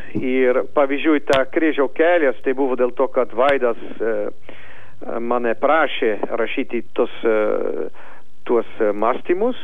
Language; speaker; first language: Lithuanian; non-native, learner; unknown